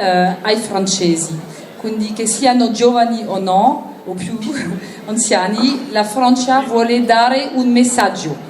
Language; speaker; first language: Italian; non-native, learner; French